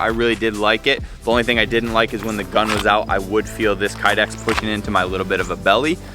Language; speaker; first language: English; native; English